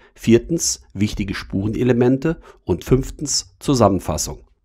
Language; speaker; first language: German; native; German